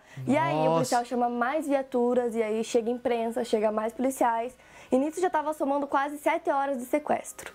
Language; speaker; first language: Portuguese; native; Portuguese